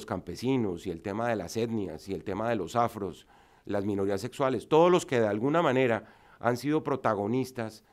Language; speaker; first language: Spanish; native; Spanish